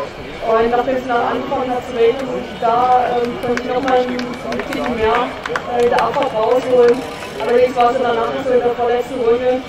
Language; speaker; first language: German; native; German